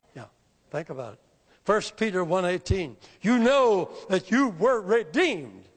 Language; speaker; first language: English; native; English